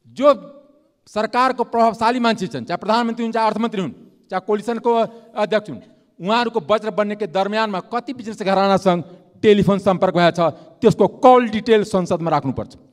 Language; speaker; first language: Nepali; non-native, local second language; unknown